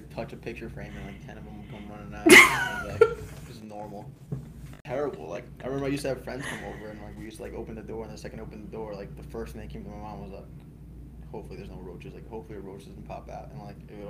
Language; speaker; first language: English; native; English